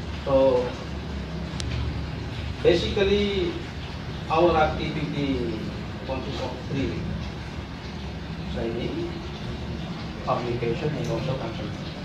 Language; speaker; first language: English; non-native, fluent; Indonesian